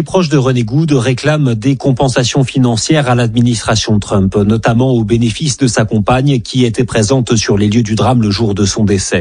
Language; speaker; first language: French; native; French